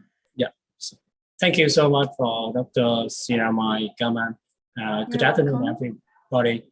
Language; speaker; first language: English; non-native, learner; Vietnamese